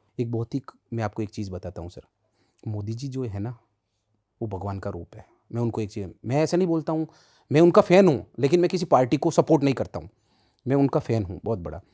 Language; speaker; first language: Hindi; native; Hindi